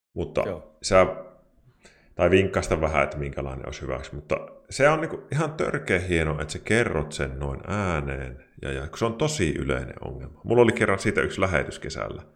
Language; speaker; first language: Finnish; native; Finnish